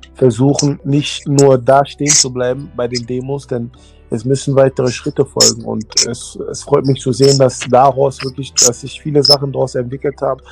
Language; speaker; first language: German; early bilingual, other home language; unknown